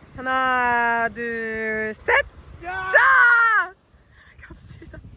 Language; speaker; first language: Korean; non-native, learner; Dutch